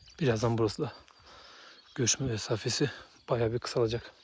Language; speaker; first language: Turkish; native; Turkish